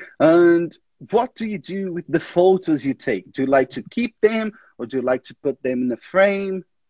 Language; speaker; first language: English; non-native, fluent; Portuguese